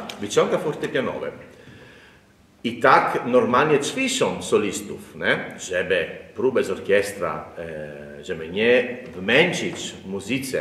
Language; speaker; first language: Polish; non-native, learner; Italian